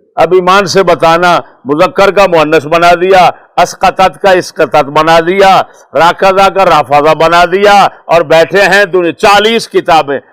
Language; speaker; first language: Urdu; non-native, local second language; Punjabi